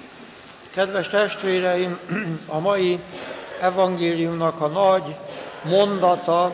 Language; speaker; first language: Hungarian; native; Hungarian